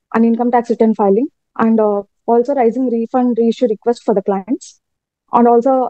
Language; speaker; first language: English; non-native, local second language; Telugu